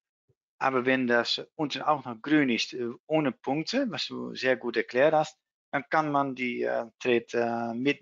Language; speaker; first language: German; non-native, learner; Dutch